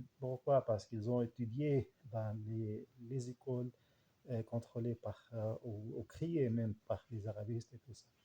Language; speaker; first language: French; non-native, fluent; Arabic